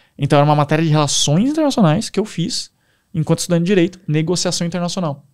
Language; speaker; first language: Portuguese; native; Portuguese